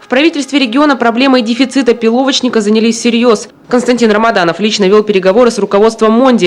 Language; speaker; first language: Russian; native; Russian